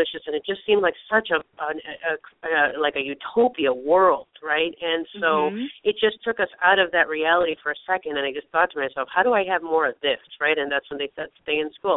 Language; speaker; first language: English; native; English